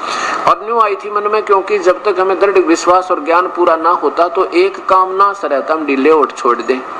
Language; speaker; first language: Hindi; non-native, local second language; Haryanvi